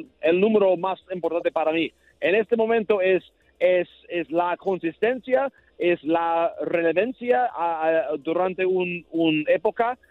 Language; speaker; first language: Spanish; non-native, learner; English